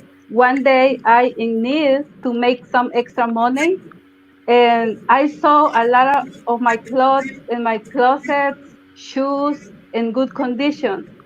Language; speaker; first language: English; non-native, learner; Spanish